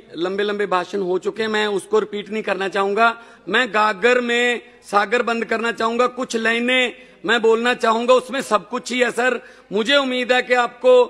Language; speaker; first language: Hindi; non-native, local second language; Punjabi